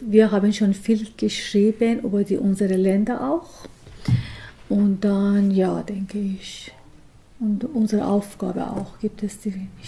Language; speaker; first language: German; non-native, learner; Persian